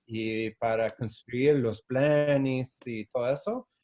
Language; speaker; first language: Spanish; non-native, fluent; English